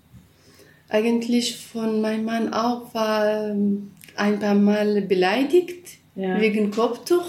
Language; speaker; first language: German; non-native, learner; Kurdish